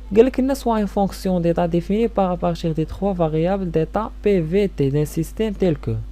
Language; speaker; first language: French; non-native, local second language; Arabic